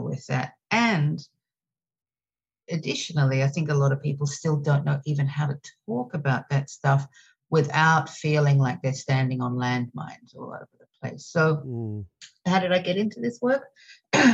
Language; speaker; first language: English; native; English